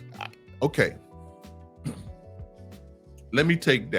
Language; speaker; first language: English; native; English